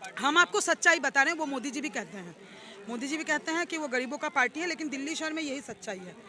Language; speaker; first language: Hindi; non-native, local second language; Bangla